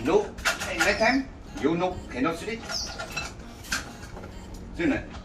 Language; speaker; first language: English; non-native, local second language; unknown